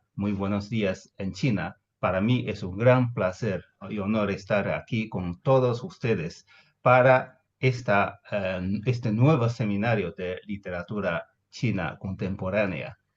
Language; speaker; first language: Spanish; non-native, fluent; Chinese